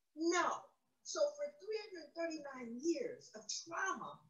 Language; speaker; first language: English; native; English